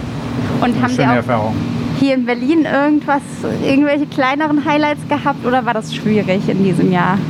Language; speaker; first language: German; native; German